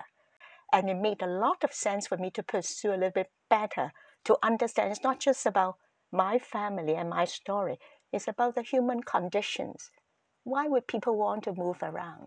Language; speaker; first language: English; non-native, local second language; Cantonese